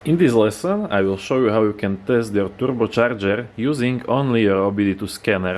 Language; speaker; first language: English; non-native, fluent; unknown